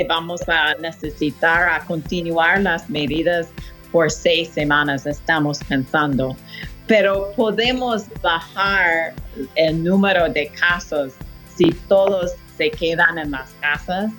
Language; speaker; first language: Spanish; non-native, fluent; English